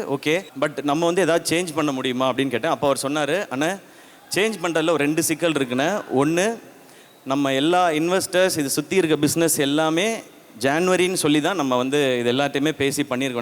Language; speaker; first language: Tamil; native; Tamil